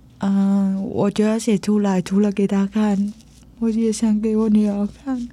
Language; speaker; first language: Chinese; non-native, fluent; Vietnamese